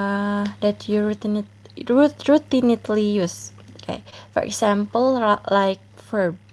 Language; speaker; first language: English; non-native, learner; Indonesian